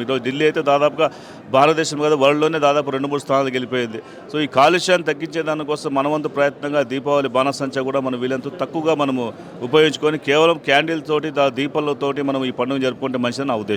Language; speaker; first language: Telugu; native; Telugu